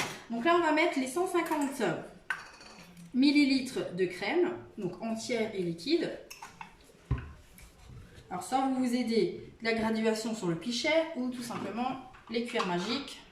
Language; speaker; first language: French; native; French